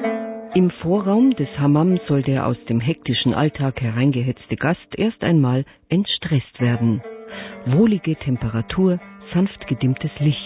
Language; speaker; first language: German; native; German